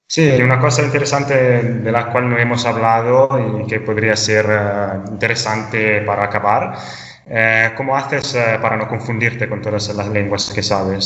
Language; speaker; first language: Spanish; non-native, fluent; Italian